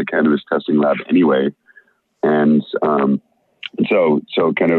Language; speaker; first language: English; native; English